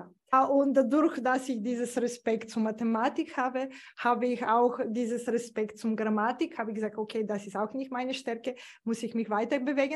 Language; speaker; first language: German; non-native, fluent; Bulgarian